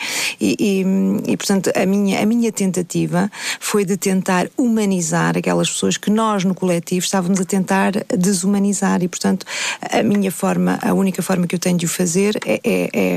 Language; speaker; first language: Portuguese; native; Portuguese